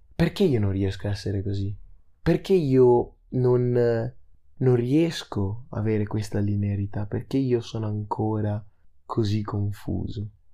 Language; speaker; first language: Italian; early bilingual, other home language; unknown